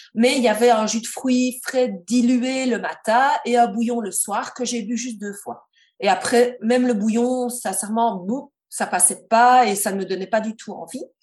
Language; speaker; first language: French; native; French